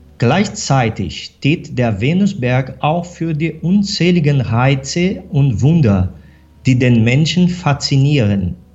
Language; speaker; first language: German; non-native, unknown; Portuguese